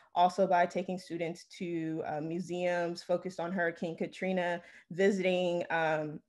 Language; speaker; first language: English; native; English